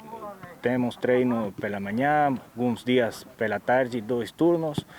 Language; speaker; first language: Portuguese; non-native, fluent; Spanish